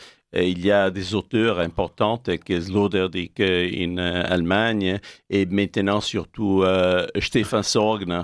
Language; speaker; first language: French; non-native, fluent; Italian